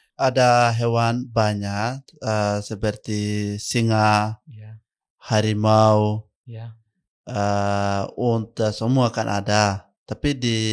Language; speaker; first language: Indonesian; non-native, learner; Arabic